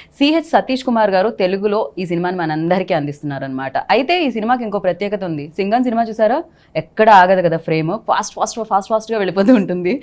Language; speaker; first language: Telugu; native; Telugu